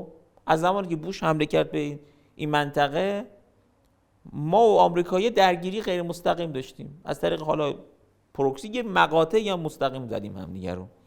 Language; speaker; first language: Persian; native; Persian